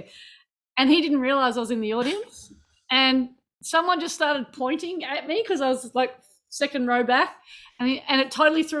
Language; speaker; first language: English; native; English